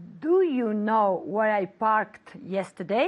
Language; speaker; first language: English; non-native, fluent; Spanish